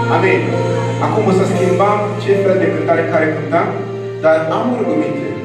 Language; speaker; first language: Romanian; non-native, learner; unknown